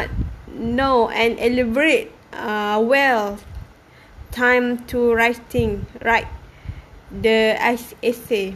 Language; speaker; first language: English; non-native, learner; Malay